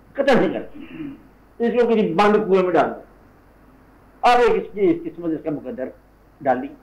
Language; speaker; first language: Urdu; non-native, local second language; Punjabi